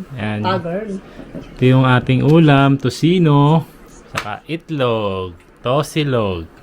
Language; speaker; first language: Filipino; native; Filipino